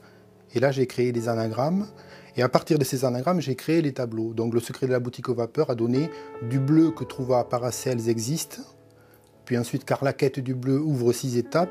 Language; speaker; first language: French; native; French